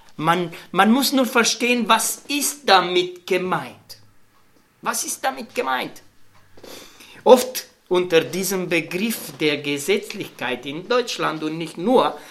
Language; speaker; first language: German; non-native, learner; Romanian